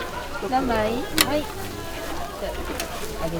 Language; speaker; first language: Japanese; native; Japanese